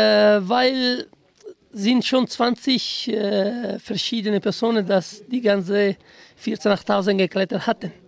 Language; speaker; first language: German; non-native, fluent; Italian